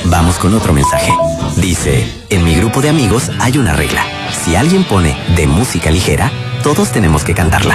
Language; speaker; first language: Spanish; native; Spanish